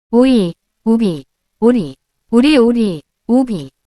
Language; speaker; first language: Korean; non-native, learner; French